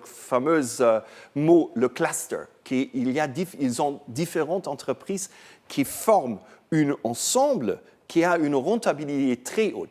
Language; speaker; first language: French; non-native, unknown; German